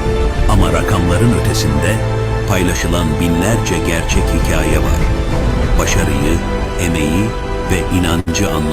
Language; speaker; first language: Turkish; native; Turkish